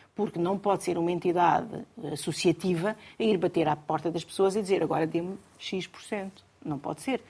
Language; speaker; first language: Portuguese; native; Portuguese